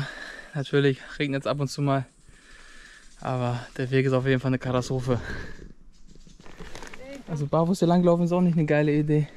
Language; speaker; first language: German; native; German